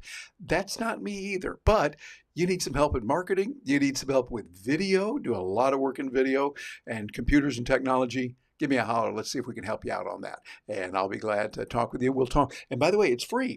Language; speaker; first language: English; native; English